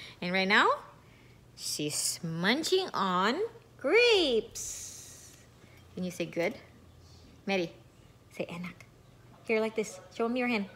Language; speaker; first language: English; non-native, fluent; Indonesian